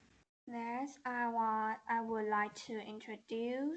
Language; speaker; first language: English; non-native, learner; Chinese